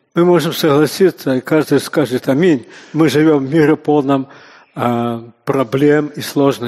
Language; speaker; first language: Russian; native; Russian